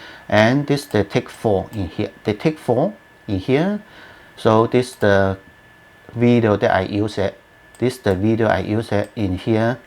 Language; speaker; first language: English; non-native, learner; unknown